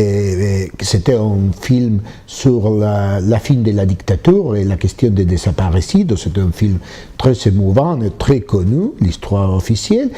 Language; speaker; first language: French; non-native, fluent; Spanish